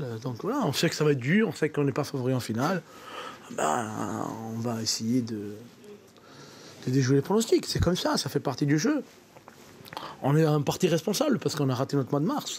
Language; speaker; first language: French; native; French